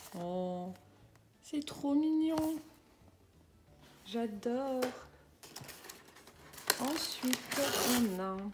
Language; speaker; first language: French; native; French